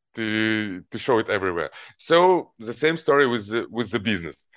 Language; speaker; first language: English; non-native, fluent; Russian